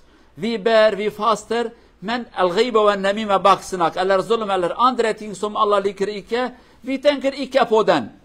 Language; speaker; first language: Norwegian; non-native, learner; Kurdish